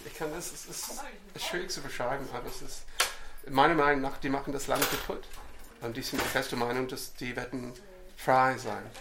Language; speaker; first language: German; non-native, fluent; English